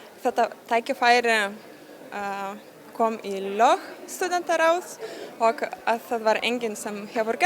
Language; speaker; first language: Icelandic; non-native, learner; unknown